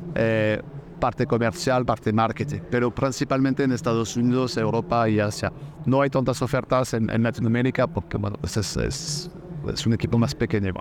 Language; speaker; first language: Spanish; non-native, fluent; French